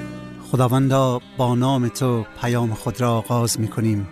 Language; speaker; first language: Persian; native; Persian